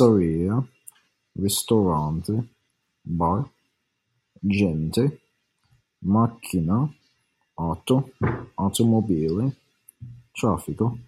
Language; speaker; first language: Italian; non-native, learner; English